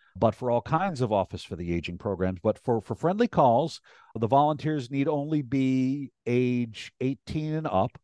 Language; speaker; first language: English; native; English